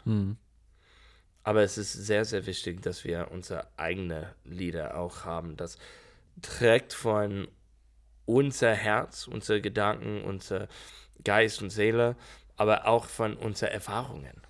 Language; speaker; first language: German; non-native, learner; English